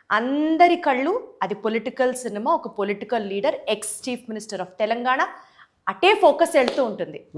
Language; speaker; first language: Telugu; native; Telugu